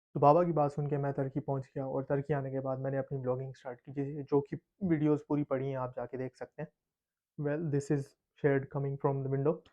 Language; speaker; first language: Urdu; native; Urdu